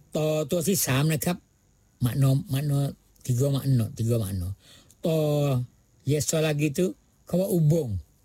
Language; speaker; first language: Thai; non-native, local second language; Pattani Malay